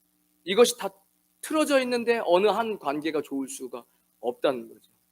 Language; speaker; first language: Korean; native; Korean